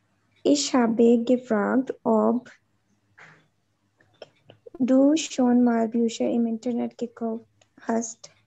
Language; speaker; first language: German; non-native, learner; Urdu